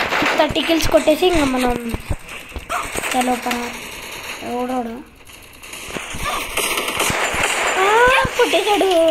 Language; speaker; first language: Telugu; native; Telugu